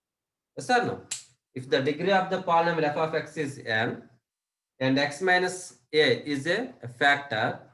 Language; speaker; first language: English; non-native, local second language; Telugu